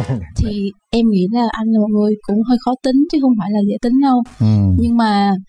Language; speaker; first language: Vietnamese; native; Vietnamese